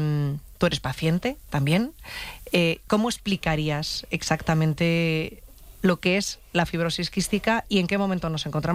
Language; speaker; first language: Spanish; native; Spanish